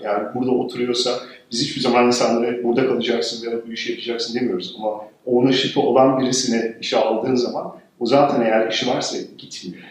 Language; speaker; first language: Turkish; early bilingual, heritage; Turkish